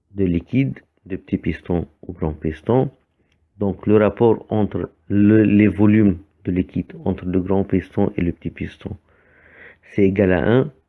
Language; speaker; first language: French; non-native, fluent; Arabic